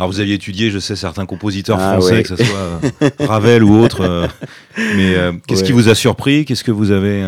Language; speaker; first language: French; native; French